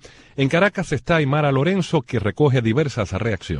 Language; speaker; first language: Spanish; native; Spanish